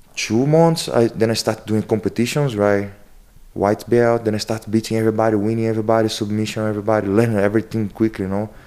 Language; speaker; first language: English; non-native, learner; Portuguese